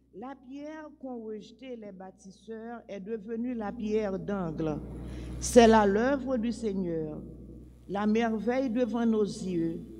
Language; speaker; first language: French; non-native, local second language; Haitian Creole